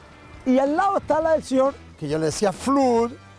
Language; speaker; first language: Spanish; native; Spanish